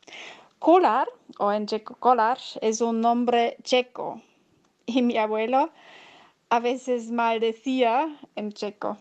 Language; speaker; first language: Spanish; non-native, fluent; German